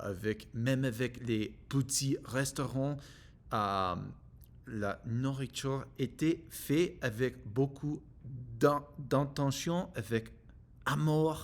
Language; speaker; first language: French; non-native, learner; English